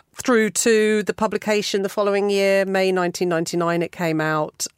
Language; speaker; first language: English; native; English